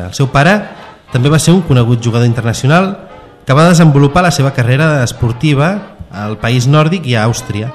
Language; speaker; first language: Catalan; native; Catalan